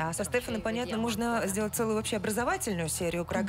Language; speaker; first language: Russian; native; Russian